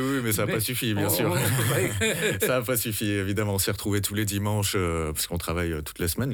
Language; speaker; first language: French; native; French